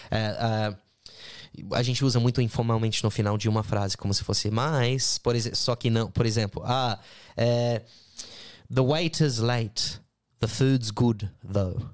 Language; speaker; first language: Portuguese; non-native, fluent; English